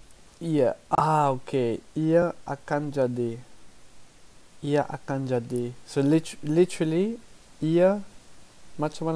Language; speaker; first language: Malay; non-native, learner; English